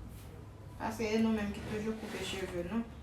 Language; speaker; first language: French; non-native, local second language; Haitian Creole